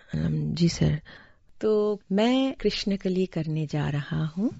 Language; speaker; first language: Hindi; non-native, local second language; Bangla